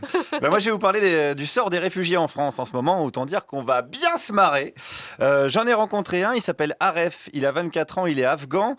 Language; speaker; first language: French; native; French